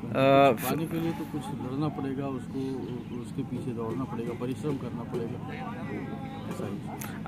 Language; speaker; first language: Hindi; native; Hindi